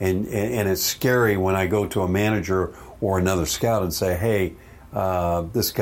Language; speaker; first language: English; native; English